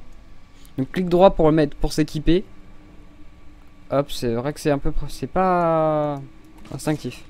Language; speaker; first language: French; native; French